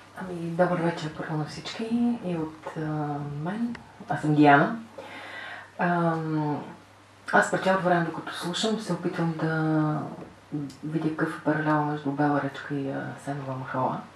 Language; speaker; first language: Bulgarian; native; Bulgarian